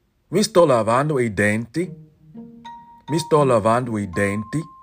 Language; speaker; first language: English; native; English